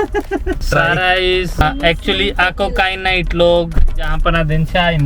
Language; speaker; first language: Filipino; non-native, learner; Punjabi